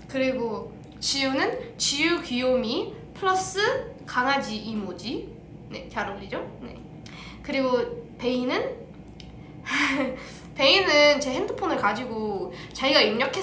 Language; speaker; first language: Korean; early bilingual, heritage; English